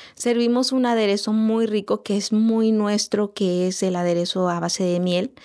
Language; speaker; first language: Spanish; non-native, local second language; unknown